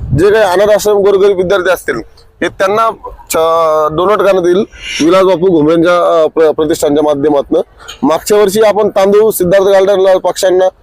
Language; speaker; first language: Marathi; native; Marathi